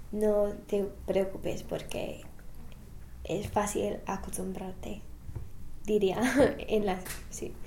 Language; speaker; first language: Spanish; non-native, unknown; English